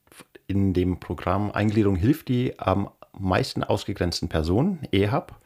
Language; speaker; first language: German; native; German